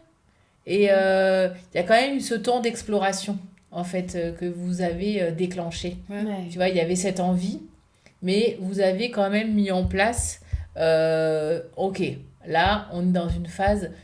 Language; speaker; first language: French; native; French